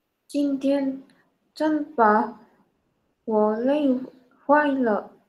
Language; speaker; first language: Chinese; non-native, learner; Indonesian